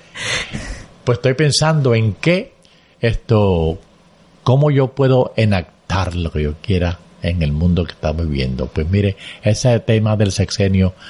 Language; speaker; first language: Spanish; native; Spanish